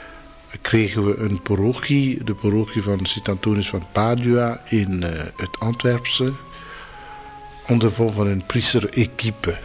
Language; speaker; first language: Dutch; non-native, fluent; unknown